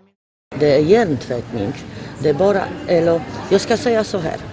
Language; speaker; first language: Swedish; non-native, fluent; Polish